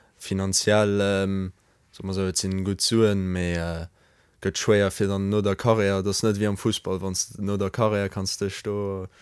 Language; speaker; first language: Luxembourgish; early bilingual, other home language; Polish